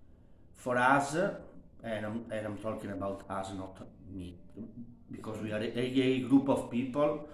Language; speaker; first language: English; non-native, learner; Italian